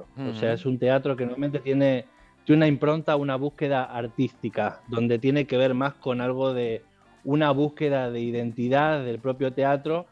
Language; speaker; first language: Spanish; native; Spanish